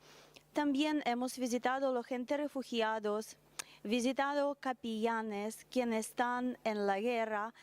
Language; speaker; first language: Spanish; non-native, learner; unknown